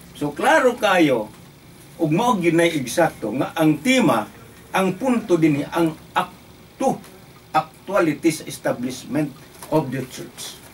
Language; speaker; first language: Cebuano; native; Cebuano